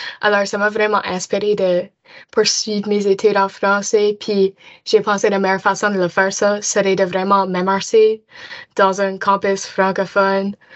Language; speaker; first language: French; non-native, local second language; English